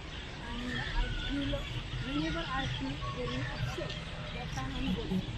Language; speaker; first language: English; non-native, learner; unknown